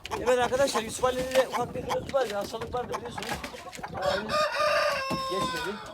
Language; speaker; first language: Turkish; native; Turkish